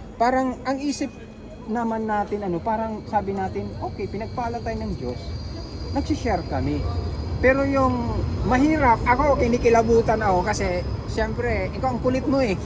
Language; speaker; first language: Filipino; native; Filipino